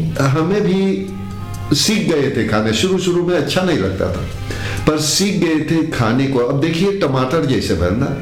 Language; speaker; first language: Hindi; early bilingual, heritage; Hindi